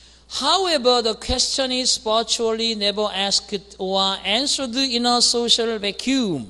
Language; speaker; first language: English; non-native, fluent; Korean